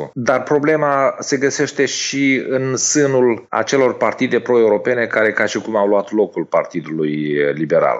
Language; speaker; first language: Romanian; native; Romanian